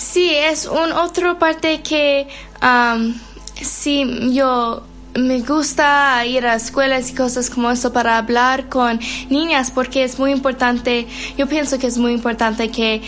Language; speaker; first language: Spanish; non-native, learner; English